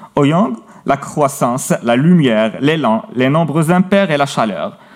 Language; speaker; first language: French; non-native, local second language; Arabic